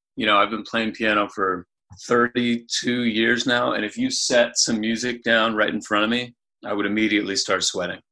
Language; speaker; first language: English; native; English